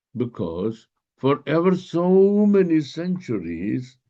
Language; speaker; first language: English; non-native, local second language; Malayalam